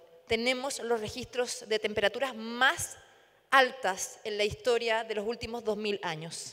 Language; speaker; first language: Spanish; native; Spanish